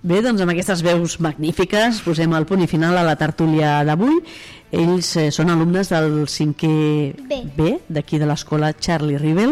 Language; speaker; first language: Catalan; native; Catalan